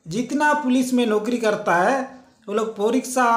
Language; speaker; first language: Hindi; non-native, local second language; Santali